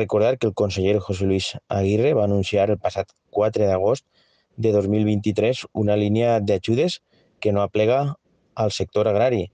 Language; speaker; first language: Catalan; native; Catalan